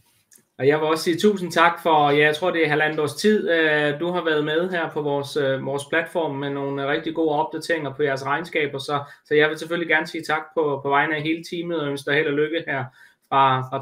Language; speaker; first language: Danish; native; Danish